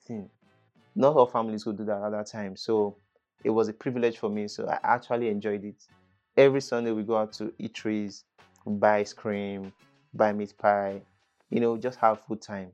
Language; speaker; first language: English; native; English